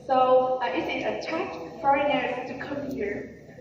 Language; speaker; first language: English; non-native, learner; Vietnamese